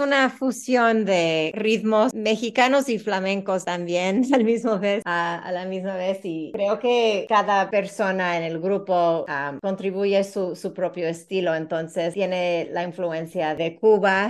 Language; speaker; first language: Spanish; early bilingual, heritage; Spanish